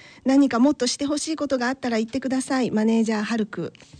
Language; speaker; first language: Japanese; native; Japanese